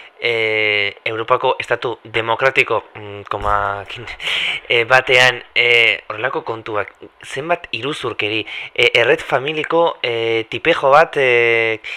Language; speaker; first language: Basque; native; Basque